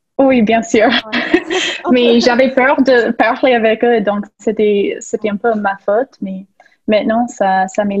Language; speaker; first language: French; non-native, fluent; English